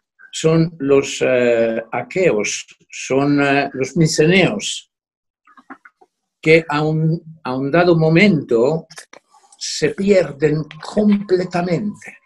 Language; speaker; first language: Spanish; non-native, fluent; Italian